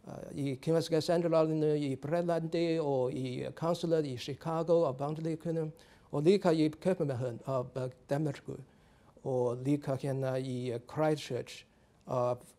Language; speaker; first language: Icelandic; non-native, fluent; Chinese